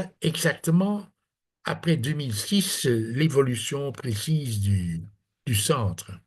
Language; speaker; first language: French; non-native, fluent; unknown